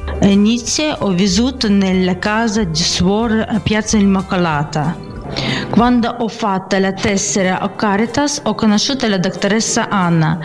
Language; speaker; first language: Italian; non-native, learner; Ukrainian